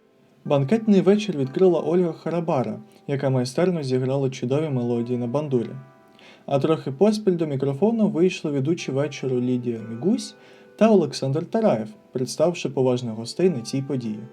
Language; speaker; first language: Ukrainian; native; Ukrainian